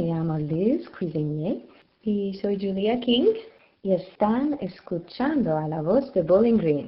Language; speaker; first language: Spanish; non-native, learner; English